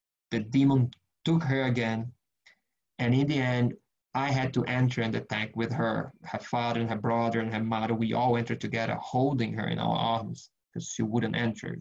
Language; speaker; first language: English; non-native, fluent; Portuguese